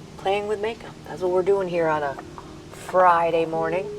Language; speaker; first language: English; native; English